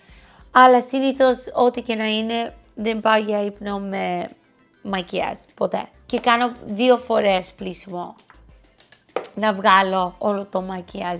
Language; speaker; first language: Greek; early bilingual, heritage; English